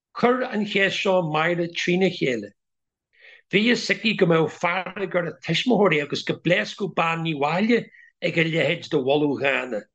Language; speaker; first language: Irish; non-native, local second language; English